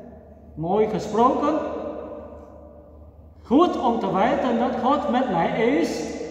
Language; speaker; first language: Dutch; non-native, fluent; Vietnamese